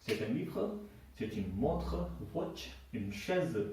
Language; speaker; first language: French; non-native, fluent; Hindi